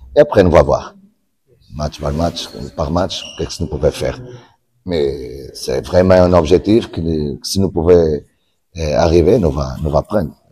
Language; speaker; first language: French; non-native, learner; Portuguese